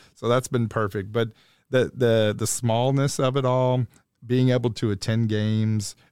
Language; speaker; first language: English; native; English